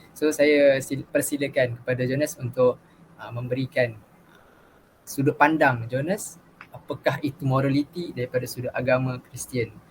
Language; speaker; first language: Malay; native; Malay